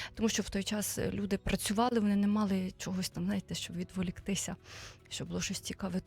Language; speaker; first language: Ukrainian; native; Ukrainian